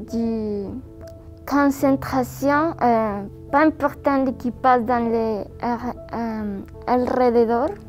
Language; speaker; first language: French; non-native, learner; Spanish